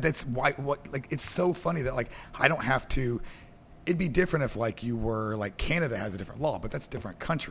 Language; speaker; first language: English; native; English